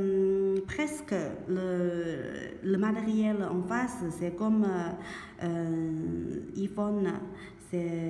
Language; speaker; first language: French; non-native, learner; Chinese